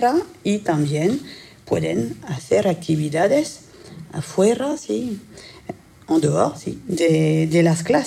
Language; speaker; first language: Spanish; non-native, fluent; French